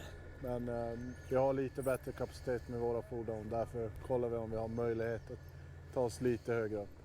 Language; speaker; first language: Swedish; native; Swedish